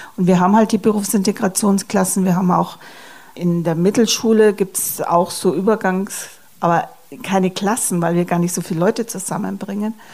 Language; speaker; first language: German; native; German